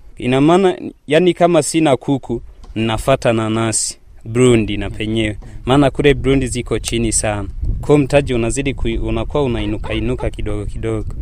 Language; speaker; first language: Swahili; non-native, local second language; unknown